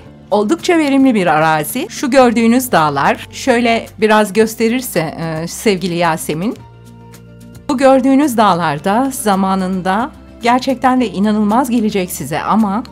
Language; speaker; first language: Turkish; native; Turkish